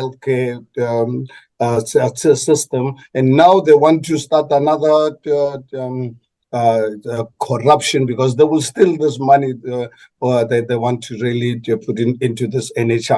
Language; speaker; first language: English; non-native, local second language; Northern Sotho